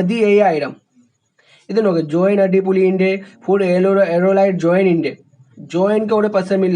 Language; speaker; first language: Malayalam; non-native, learner; Hindi